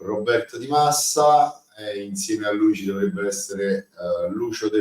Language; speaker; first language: Italian; native; Italian